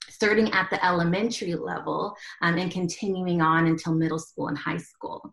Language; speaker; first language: English; early bilingual, other home language; Spanish